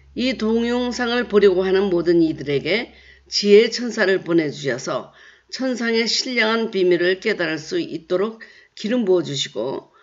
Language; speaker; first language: Korean; native; Korean